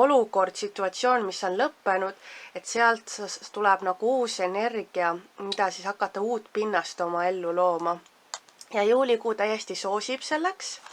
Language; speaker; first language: Estonian; native; Estonian